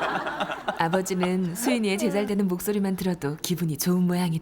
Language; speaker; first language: Korean; native; Korean